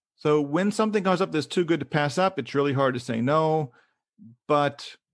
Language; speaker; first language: English; native; English